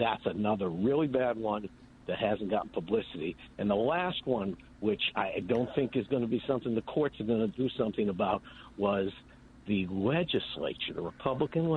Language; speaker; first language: English; native; English